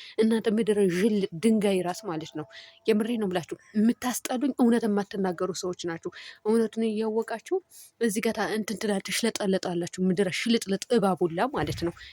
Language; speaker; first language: Amharic; non-native, local second language; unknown